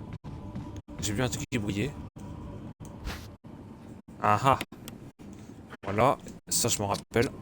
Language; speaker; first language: French; native; French